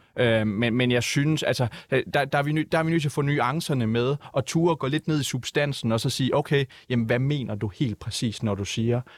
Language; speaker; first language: Danish; native; Danish